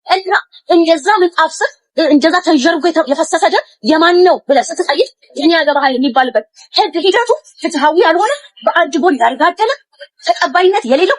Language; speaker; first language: Amharic; non-native, local second language; Oromo